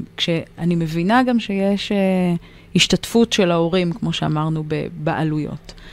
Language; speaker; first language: Hebrew; native; Hebrew